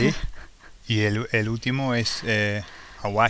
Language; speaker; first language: Spanish; non-native, fluent; English